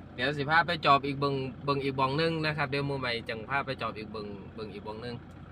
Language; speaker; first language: Thai; native; Thai